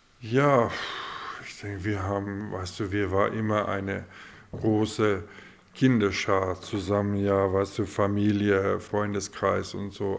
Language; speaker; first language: German; non-native, local second language; Afrikaans